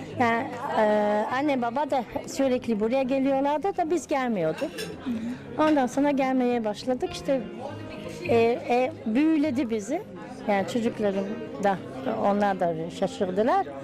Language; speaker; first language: Turkish; non-native, fluent; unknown